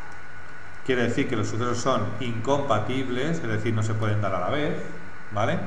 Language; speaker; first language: Spanish; native; Spanish